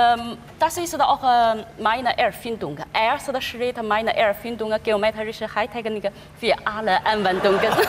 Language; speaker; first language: German; non-native, fluent; Chinese